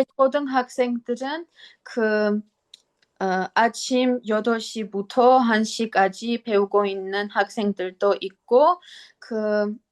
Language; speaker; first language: Korean; non-native, learner; Armenian